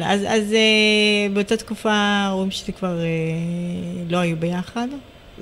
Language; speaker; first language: Hebrew; early bilingual, other home language; Amharic